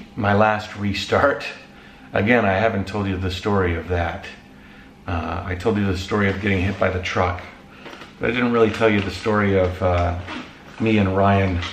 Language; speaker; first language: English; native; English